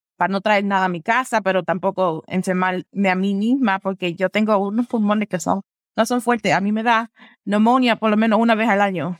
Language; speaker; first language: Spanish; early bilingual, heritage; Spanish